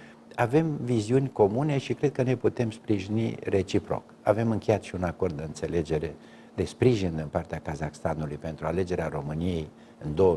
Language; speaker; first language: Romanian; native; Romanian